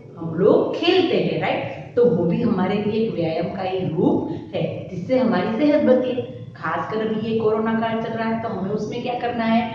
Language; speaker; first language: Hindi; non-native, local second language; Gujarati